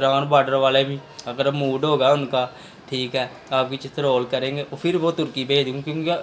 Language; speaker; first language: Urdu; non-native, local second language; Punjabi